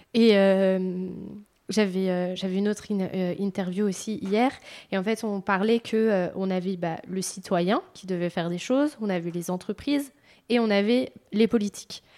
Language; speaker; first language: French; native; French